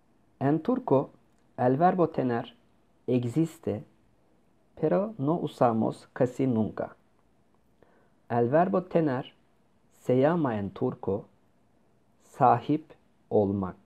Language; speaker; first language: Spanish; non-native, learner; Turkish